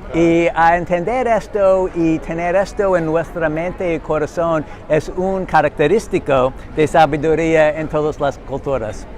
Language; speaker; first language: Spanish; non-native, learner; English